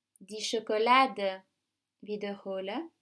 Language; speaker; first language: German; non-native, fluent; French